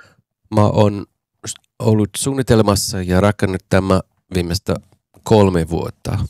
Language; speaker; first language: Finnish; non-native, fluent; English